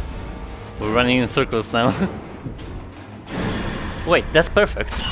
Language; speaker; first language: English; non-native, fluent; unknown